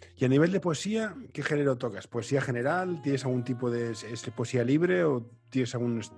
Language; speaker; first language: Spanish; native; Spanish